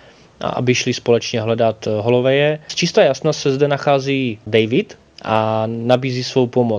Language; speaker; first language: Czech; native; Czech